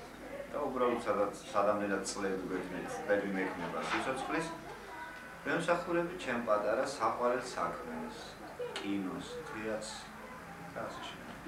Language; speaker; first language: Georgian; native; Georgian